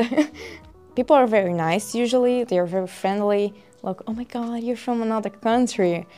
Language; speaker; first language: English; non-native, fluent; Portuguese